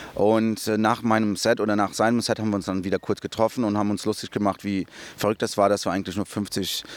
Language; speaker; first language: German; early bilingual, other home language; Portuguese